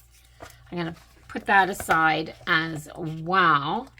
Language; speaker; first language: English; native; English